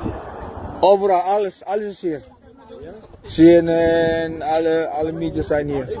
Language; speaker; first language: Dutch; non-native, learner; Filipino